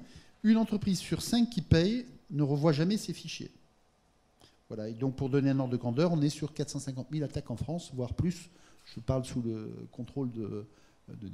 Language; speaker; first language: French; native; French